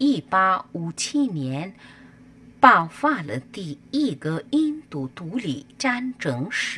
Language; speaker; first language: Chinese; non-native, learner; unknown